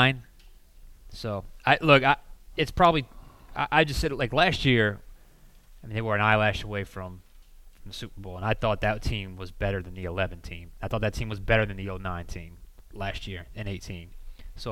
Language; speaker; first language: English; native; English